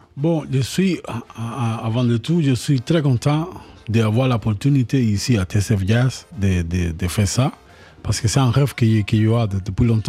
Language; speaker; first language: French; non-native, learner; Spanish